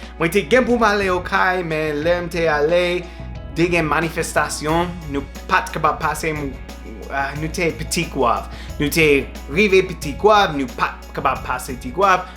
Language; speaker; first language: Haitian Creole; non-native, fluent; English